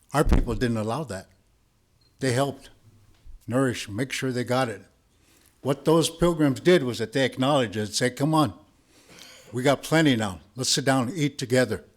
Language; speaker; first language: English; early bilingual, other home language; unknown